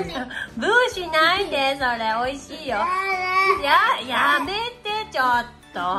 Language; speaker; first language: Japanese; native; Japanese